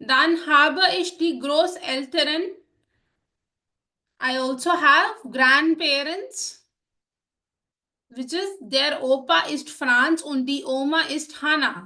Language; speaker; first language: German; non-native, learner; Hindi